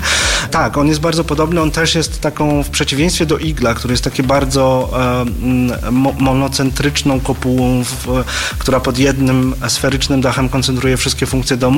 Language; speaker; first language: Polish; native; Polish